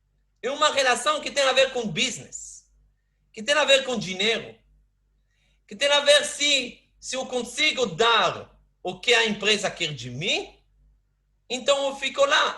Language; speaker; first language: Portuguese; non-native, fluent; Hebrew